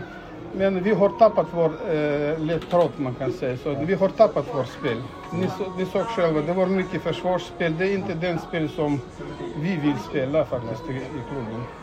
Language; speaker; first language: Swedish; non-native, fluent; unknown